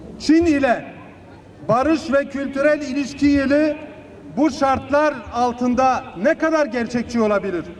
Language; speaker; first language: Turkish; native; Turkish